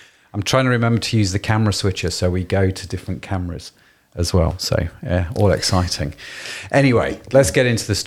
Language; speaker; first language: English; native; English